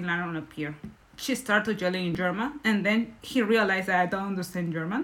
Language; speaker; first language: English; non-native, learner; Spanish